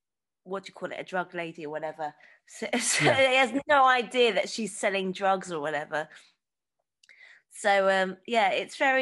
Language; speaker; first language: English; native; English